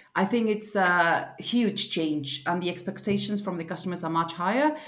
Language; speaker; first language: English; non-native, fluent; Spanish